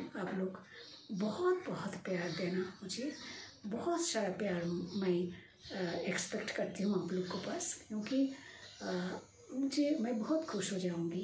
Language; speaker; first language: Hindi; non-native, local second language; Bangla